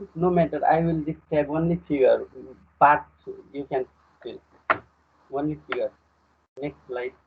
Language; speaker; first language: English; non-native, local second language; Nepali